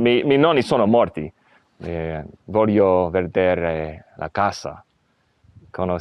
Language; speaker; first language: Italian; non-native, learner; English